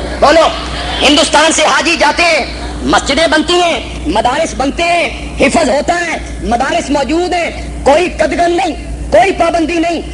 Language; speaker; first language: Urdu; non-native, local second language; Punjabi